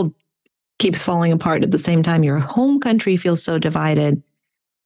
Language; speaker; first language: English; non-native, fluent; Russian